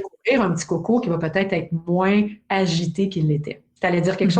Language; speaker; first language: French; native; French